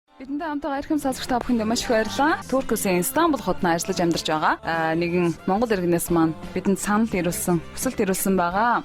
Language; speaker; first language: Mongolian; native; Mongolian